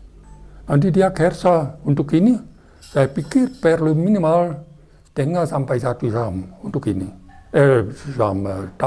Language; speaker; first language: Indonesian; non-native, fluent; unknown